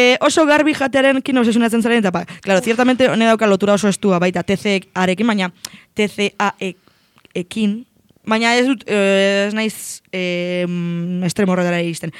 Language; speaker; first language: Basque; non-native, local second language; Spanish